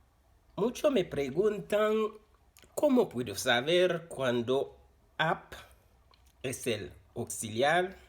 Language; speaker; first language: Spanish; non-native, fluent; Haitian Creole